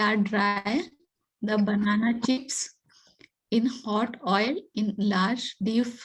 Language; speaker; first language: English; non-native, learner; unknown